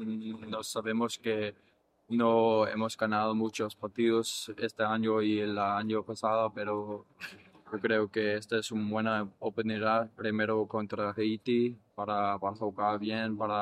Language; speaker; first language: Spanish; non-native, fluent; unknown